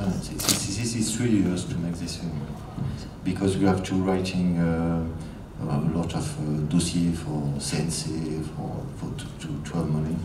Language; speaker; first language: English; non-native, learner; French